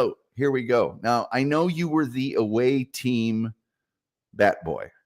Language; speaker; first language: English; native; English